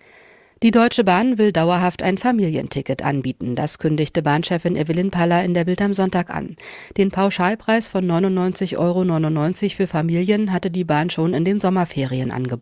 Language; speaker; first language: German; native; German